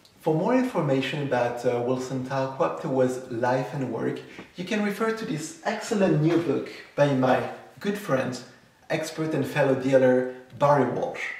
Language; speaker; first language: English; non-native, fluent; French